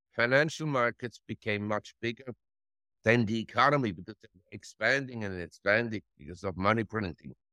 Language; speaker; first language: English; non-native, fluent; German